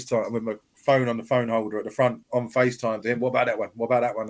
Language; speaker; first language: English; native; English